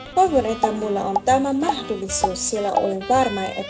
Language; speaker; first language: Finnish; non-native, learner; Vietnamese